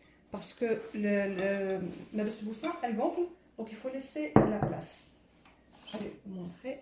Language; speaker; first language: French; non-native, local second language; Arabic